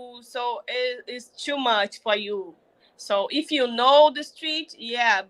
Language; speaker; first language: English; non-native, learner; Portuguese